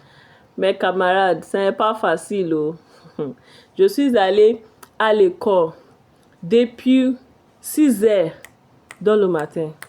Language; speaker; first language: French; non-native, fluent; Igbo